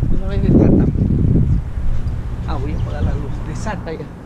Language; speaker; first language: Spanish; native; Spanish